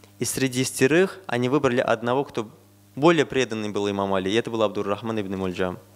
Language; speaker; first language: Russian; non-native, fluent; Azerbaijani